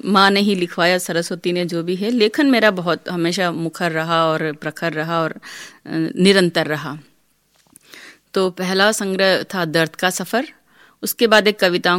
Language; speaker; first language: Hindi; non-native, local second language; Rajasthani